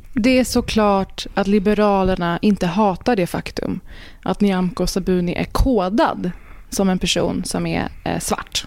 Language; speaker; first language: Swedish; early bilingual, other home language; Persian